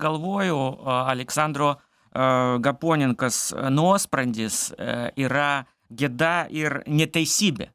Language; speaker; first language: Lithuanian; non-native, learner; Belarusian